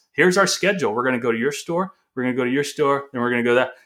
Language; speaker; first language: English; early bilingual, other home language; Portuguese